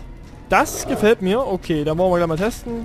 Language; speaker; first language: German; native; German